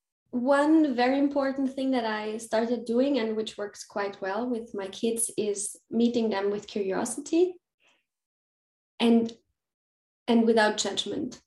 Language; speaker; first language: English; non-native, fluent; German